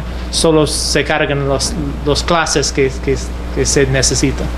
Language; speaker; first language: Spanish; non-native, fluent; English